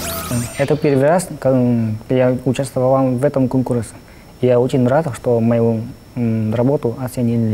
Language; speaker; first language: Russian; non-native, fluent; Vietnamese